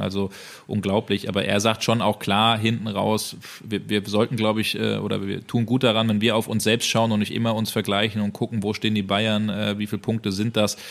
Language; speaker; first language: German; native; German